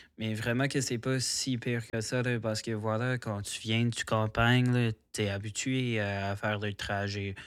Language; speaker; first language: French; non-native, local second language; English